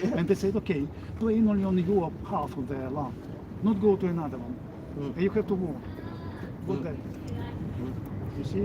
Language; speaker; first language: English; non-native, learner; Ukrainian